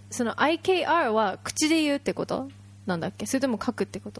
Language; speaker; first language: Japanese; native; Japanese